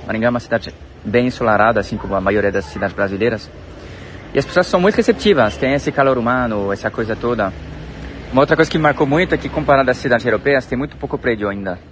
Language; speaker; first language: Portuguese; non-native, fluent; French